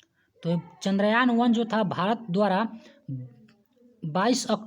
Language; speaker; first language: Hindi; native; Hindi